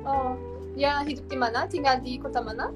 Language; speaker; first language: Indonesian; non-native, fluent; Turkish